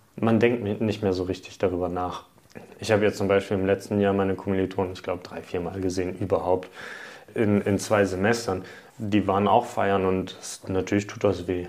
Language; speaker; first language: German; early bilingual, other home language; Hungarian